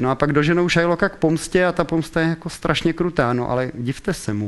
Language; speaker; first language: Czech; native; Czech